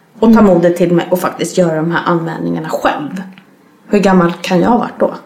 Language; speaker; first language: Swedish; native; Swedish